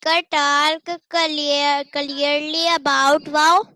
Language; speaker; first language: English; non-native, learner; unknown